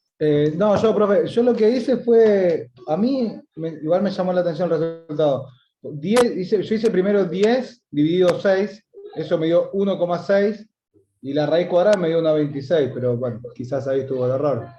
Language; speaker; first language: Spanish; native; Spanish